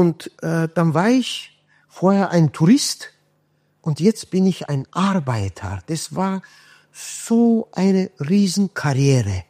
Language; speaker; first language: German; non-native, fluent; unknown